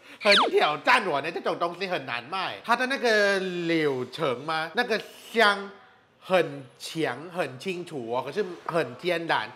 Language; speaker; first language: Chinese; non-native, fluent; Thai